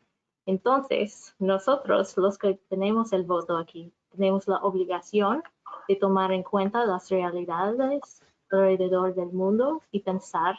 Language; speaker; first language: Spanish; non-native, fluent; English